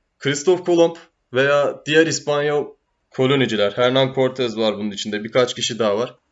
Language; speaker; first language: Turkish; native; Turkish